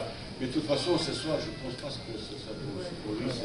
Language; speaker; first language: French; non-native, fluent; Bosnian